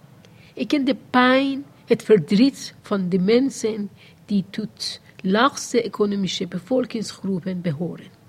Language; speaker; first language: Dutch; non-native, fluent; Persian